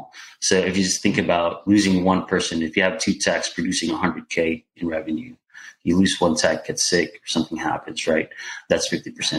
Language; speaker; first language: English; non-native, local second language; Filipino